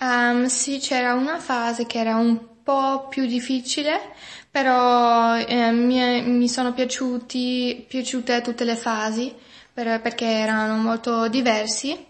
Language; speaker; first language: Italian; non-native, fluent; German